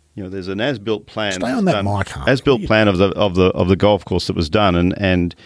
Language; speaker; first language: English; native; English